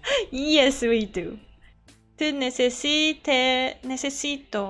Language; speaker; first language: Spanish; non-native, learner; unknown